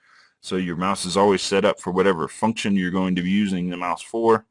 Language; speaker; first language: English; native; English